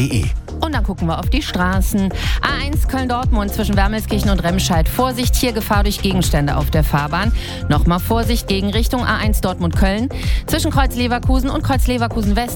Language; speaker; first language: German; native; German